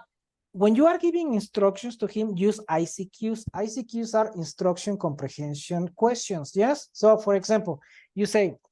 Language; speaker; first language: English; non-native, fluent; Spanish